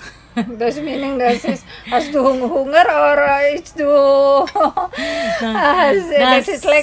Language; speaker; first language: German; non-native, learner; Indonesian